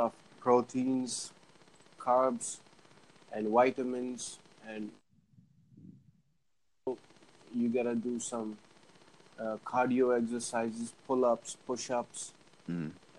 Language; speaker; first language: English; native; English